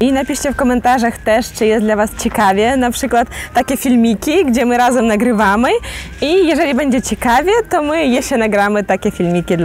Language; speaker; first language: Polish; non-native, fluent; Ukrainian